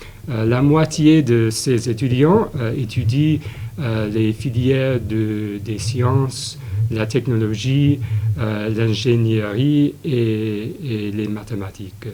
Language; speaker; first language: French; non-native, fluent; English